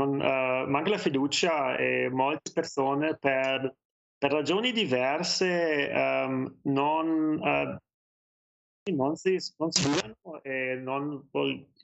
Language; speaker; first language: Italian; non-native, learner; German